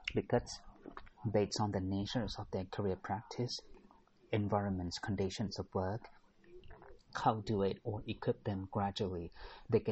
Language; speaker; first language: English; non-native, fluent; Thai